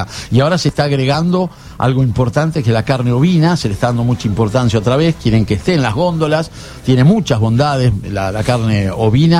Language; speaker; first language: Spanish; native; Spanish